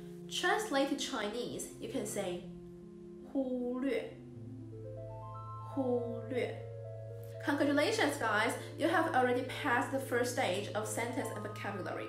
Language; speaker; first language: English; non-native, fluent; Chinese